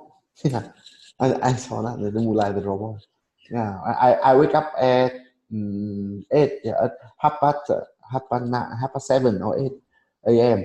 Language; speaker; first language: English; non-native, learner; Vietnamese